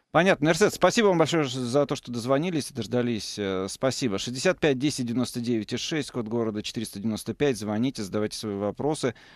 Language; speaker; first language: Russian; native; Russian